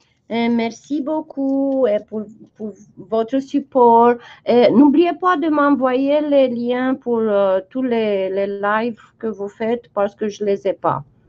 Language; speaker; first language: French; early bilingual, heritage; French